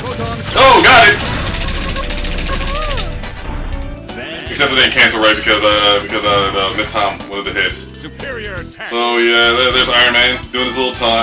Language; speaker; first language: English; native; English